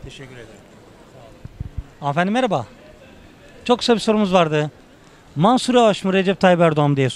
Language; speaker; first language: Turkish; native; Turkish